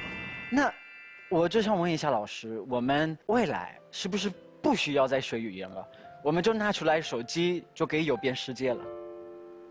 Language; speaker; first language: Chinese; non-native, fluent; Spanish